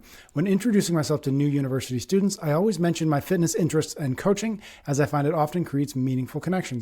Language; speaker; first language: English; native; English